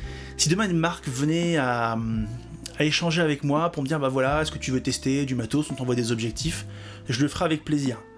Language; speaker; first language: French; native; French